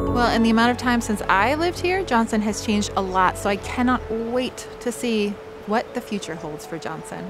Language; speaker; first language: English; native; English